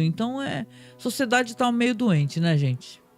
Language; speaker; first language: Portuguese; native; Portuguese